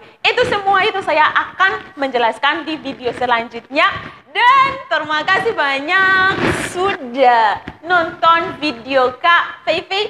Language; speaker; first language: Indonesian; non-native, fluent; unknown